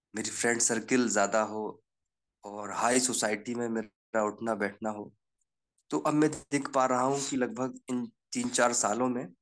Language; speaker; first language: Hindi; native; Hindi